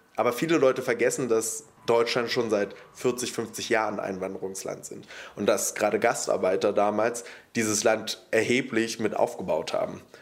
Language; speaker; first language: German; early bilingual, other home language; Polish